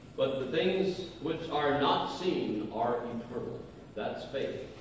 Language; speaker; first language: English; native; English